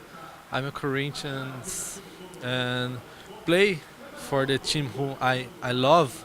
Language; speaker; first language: English; non-native, learner; Portuguese